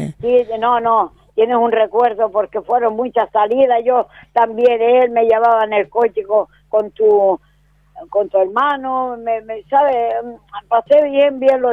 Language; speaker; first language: Spanish; native; Spanish